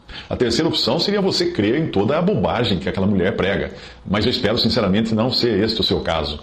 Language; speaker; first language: Portuguese; native; Portuguese